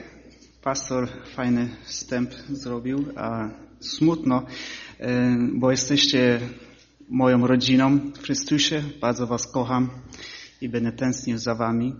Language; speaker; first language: Polish; early bilingual, heritage; Polish